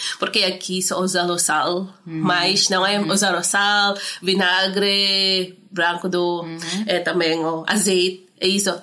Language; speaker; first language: Portuguese; non-native, learner; Filipino